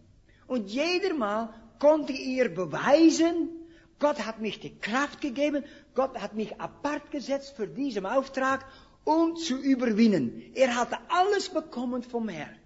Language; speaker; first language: German; non-native, fluent; Dutch